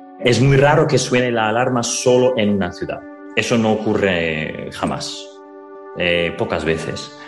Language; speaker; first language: Spanish; non-native, fluent; Ukrainian